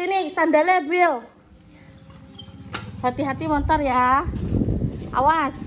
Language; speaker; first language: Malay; non-native, local second language; Javanese